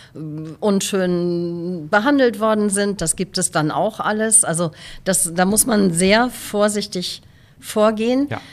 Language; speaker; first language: German; native; German